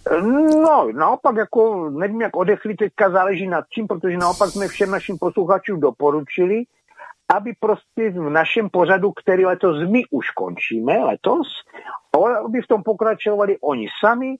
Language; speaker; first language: Czech; native; Czech